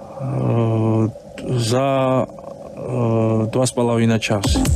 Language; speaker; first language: Russian; non-native, learner; Georgian